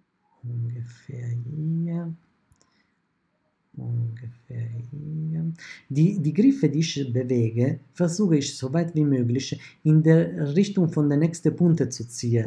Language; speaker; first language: German; non-native, fluent; Italian